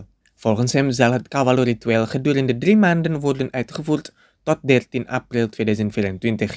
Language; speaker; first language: Dutch; non-native, fluent; Indonesian